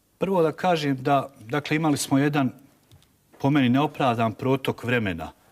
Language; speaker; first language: Bosnian; native; Bosnian